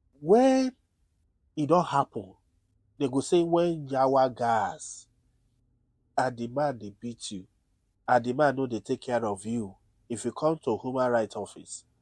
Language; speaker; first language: Nigerian Pidgin; non-native, local second language; Yoruba